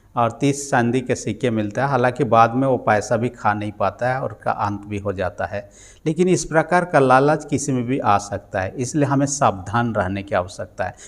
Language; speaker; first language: Hindi; non-native, local second language; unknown